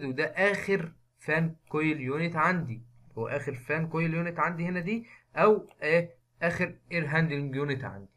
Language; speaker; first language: Arabic; native; Arabic